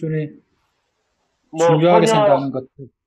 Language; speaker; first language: Korean; native; Korean